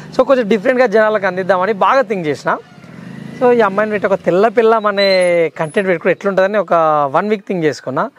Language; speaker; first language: Telugu; native; Telugu